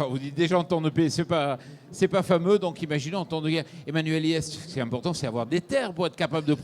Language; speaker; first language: French; native; French